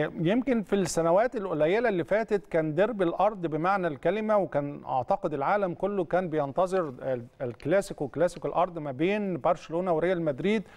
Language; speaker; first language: Arabic; native; Arabic